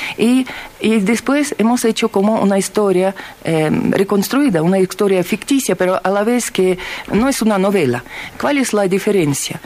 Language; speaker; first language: Spanish; non-native, fluent; Russian